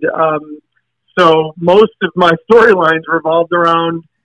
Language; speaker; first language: English; native; English